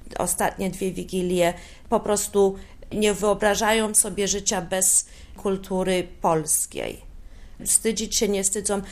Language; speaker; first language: Polish; early bilingual, heritage; Polish